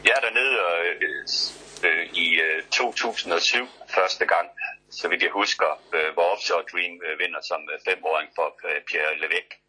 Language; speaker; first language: Danish; native; Danish